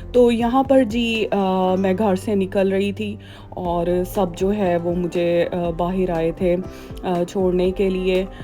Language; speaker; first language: Urdu; native; Urdu